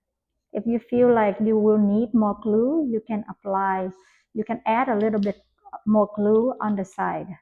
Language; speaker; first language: English; non-native, fluent; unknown